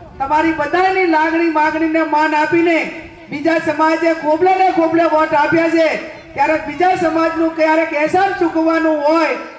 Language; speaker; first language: Gujarati; native; Gujarati